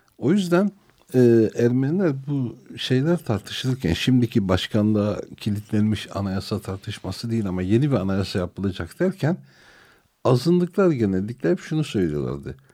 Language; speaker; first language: Turkish; non-native, local second language; Armenian